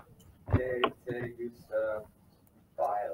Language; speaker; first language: Spanish; non-native, learner; English